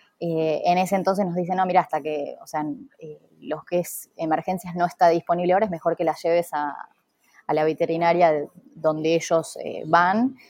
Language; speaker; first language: Spanish; native; Spanish